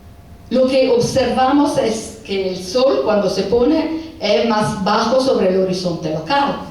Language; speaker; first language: Spanish; non-native, fluent; Italian